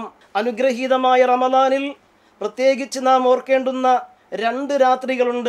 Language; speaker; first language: Malayalam; native; Malayalam